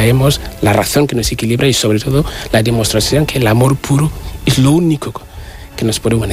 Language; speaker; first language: Spanish; non-native, fluent; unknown